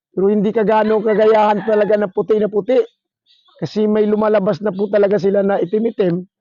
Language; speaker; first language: Filipino; non-native, local second language; Surigaonon